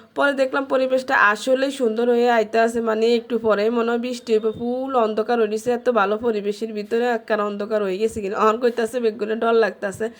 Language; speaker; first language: Bangla; native; Bangla